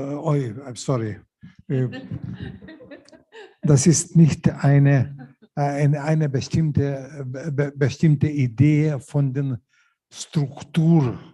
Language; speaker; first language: German; non-native, learner; Lithuanian